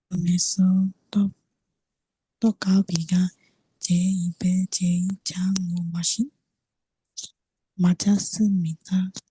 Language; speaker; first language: Korean; non-native, learner; Burmese